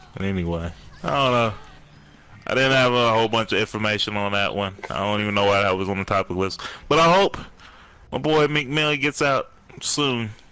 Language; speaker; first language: English; native; English